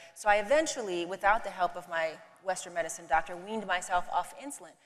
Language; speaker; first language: English; native; English